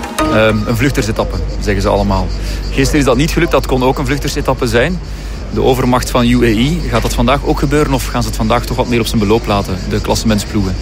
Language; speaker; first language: Dutch; native; Dutch